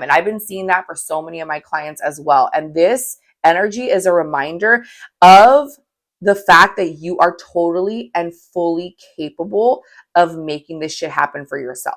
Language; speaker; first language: English; native; English